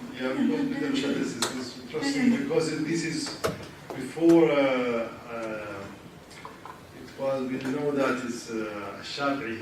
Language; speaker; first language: English; non-native, learner; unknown